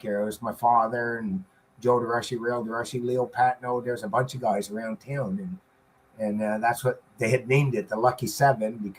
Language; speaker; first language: English; native; English